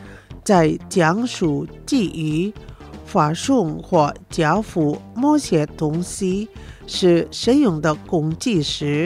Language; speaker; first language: Chinese; non-native, fluent; Indonesian